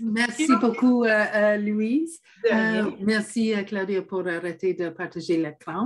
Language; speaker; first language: French; non-native, fluent; English